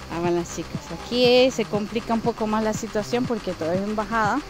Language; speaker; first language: Spanish; native; Spanish